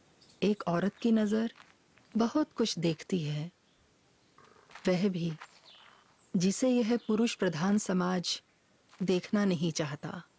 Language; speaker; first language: Hindi; native; Hindi